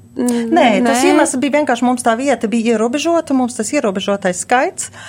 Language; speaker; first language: Latvian; early bilingual, heritage; Latvian